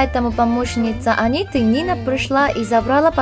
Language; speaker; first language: Russian; non-native, fluent; Korean